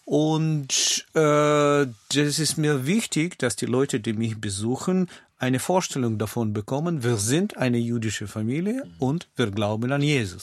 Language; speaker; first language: German; non-native, fluent; Russian